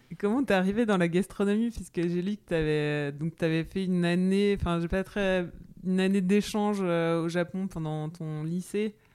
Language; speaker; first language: French; native; French